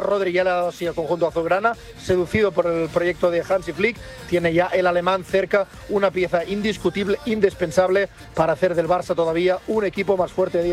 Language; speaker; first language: Spanish; native; Spanish